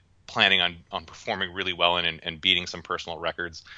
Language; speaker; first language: English; native; English